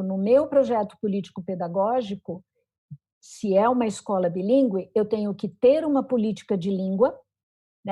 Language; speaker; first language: Portuguese; native; Portuguese